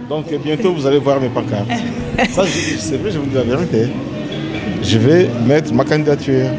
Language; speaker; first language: French; non-native, local second language; Lingala